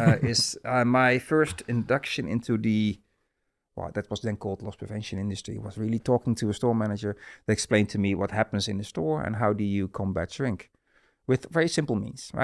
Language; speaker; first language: English; non-native, fluent; Dutch